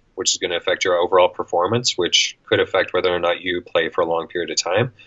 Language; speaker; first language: English; native; English